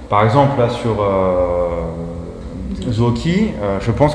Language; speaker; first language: French; native; French